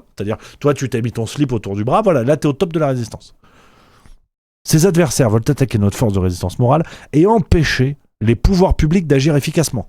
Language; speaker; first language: French; native; French